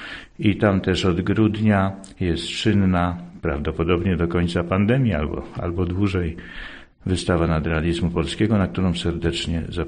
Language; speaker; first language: Polish; native; Polish